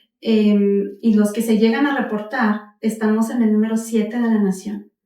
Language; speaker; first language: Spanish; native; Spanish